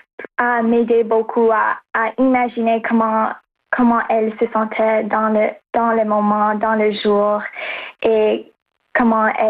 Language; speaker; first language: French; non-native, local second language; English